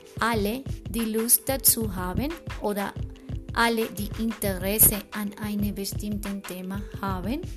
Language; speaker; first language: German; non-native, fluent; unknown